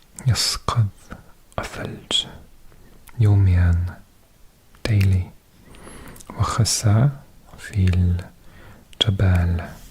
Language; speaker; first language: Arabic; non-native, learner; English